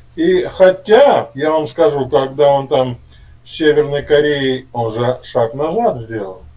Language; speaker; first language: Russian; native; Russian